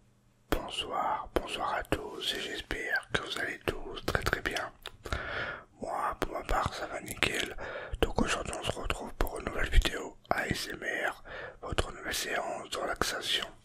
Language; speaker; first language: French; native; French